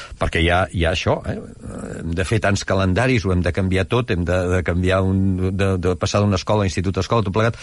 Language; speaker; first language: Catalan; native; Catalan